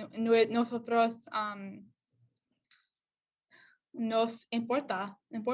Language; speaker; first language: Spanish; non-native, learner; English